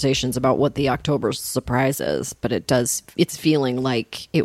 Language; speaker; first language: English; native; English